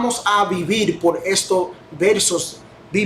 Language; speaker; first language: Spanish; non-native, fluent; English